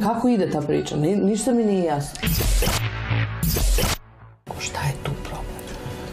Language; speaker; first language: Serbian; native; Serbian